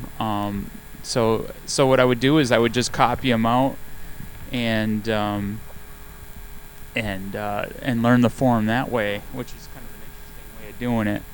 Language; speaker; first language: English; native; English